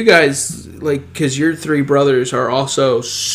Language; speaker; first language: English; native; English